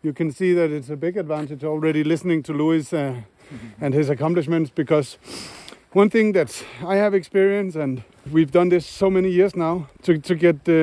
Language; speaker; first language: English; non-native, fluent; Danish